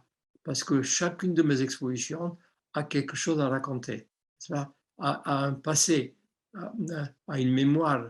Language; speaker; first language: French; non-native, fluent; Armenian